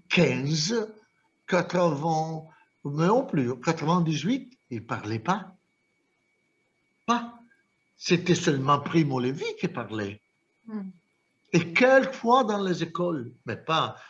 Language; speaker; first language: French; non-native, fluent; Italian